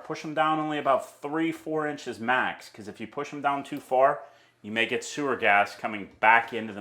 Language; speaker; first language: English; native; English